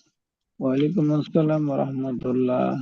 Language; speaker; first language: Arabic; non-native, learner; Bangla